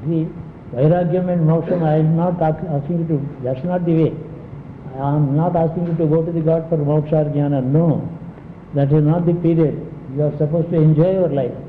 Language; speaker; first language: English; non-native, local second language; Telugu